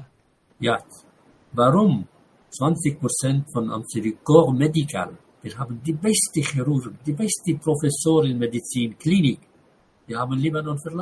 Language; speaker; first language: German; non-native, fluent; Arabic